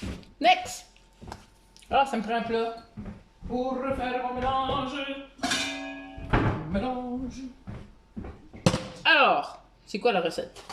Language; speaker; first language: French; native; French